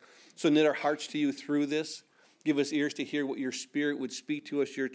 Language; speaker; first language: English; native; English